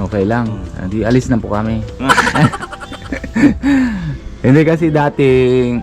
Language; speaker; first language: Filipino; non-native, learner; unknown